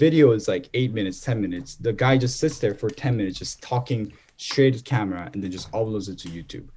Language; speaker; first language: English; non-native, fluent; Korean